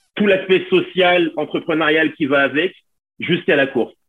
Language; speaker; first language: French; native; French